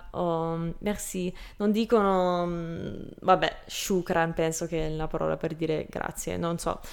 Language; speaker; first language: Italian; non-native, fluent; English